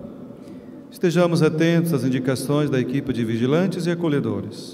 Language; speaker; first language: Portuguese; native; Portuguese